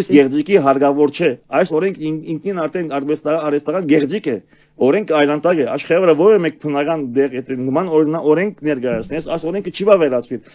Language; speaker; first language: Armenian; early bilingual, heritage; Armenian